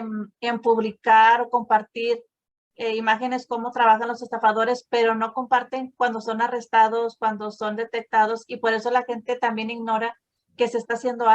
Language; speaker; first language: Spanish; native; Spanish